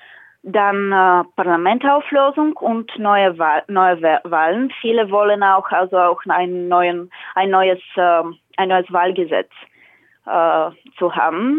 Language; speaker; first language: German; non-native, fluent; Bulgarian